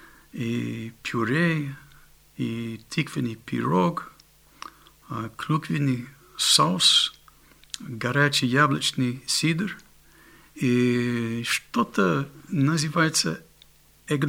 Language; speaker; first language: Russian; non-native, fluent; English